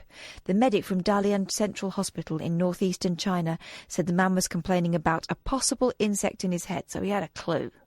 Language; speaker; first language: English; native; English